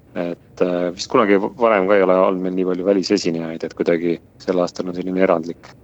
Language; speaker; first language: Estonian; native; Estonian